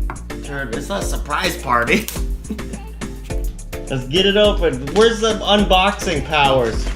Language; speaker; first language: English; native; English